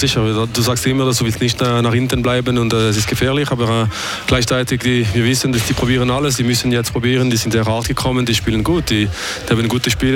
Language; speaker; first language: German; non-native, local second language; French